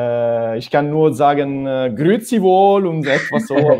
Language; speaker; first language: German; non-native, fluent; Italian